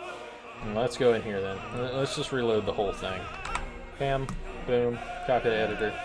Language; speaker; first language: English; native; English